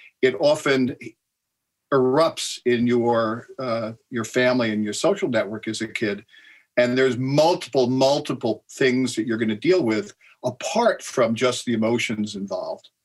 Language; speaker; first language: English; native; English